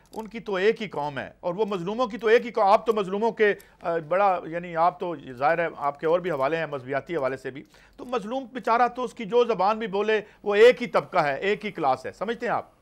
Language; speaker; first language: Urdu; non-native, local second language; Punjabi